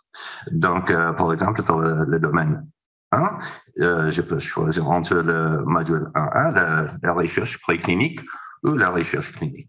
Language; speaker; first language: French; non-native, fluent; English